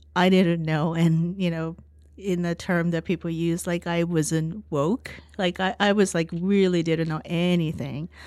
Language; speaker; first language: English; non-native, fluent; Japanese